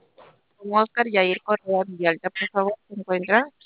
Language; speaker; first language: Spanish; native; Spanish